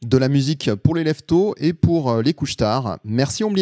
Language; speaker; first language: French; native; French